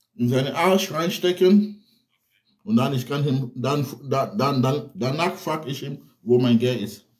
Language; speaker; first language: German; non-native, learner; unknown